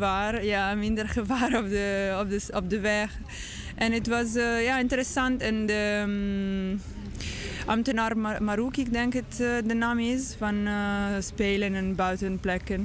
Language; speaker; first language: Dutch; non-native, learner; English